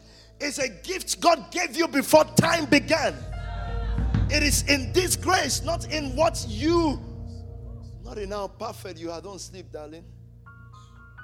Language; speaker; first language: English; non-native, local second language; Yoruba